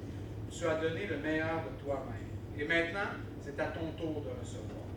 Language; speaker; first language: French; native; French